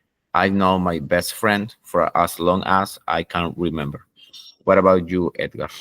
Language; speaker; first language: English; non-native, learner; Spanish